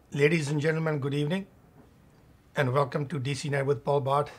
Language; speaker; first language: English; non-native, local second language; Punjabi